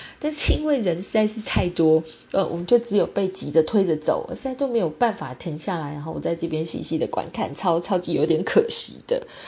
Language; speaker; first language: Chinese; native; Chinese